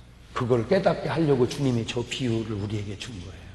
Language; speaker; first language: Korean; native; Korean